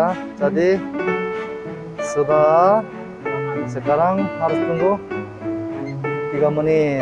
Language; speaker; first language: Indonesian; non-native, fluent; Korean